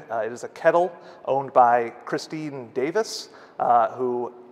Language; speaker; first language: English; native; English